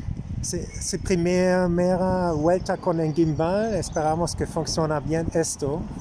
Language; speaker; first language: Spanish; non-native, learner; German